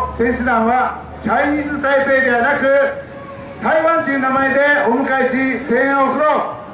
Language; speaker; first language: Japanese; native; Japanese